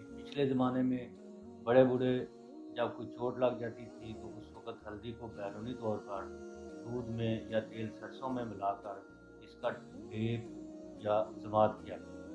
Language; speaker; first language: Urdu; non-native, local second language; Punjabi